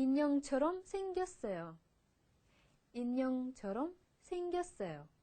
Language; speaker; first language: Korean; non-native, fluent; Russian